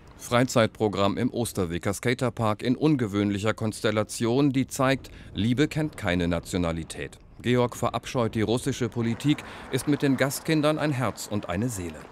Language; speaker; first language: German; native; German